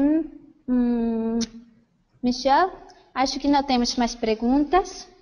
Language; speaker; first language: Portuguese; non-native, fluent; Spanish